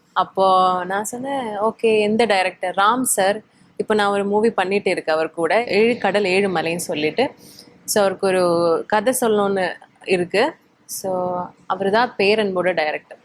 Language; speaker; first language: Tamil; non-native, learner; Malayalam